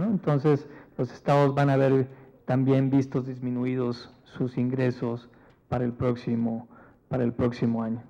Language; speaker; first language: Spanish; native; Spanish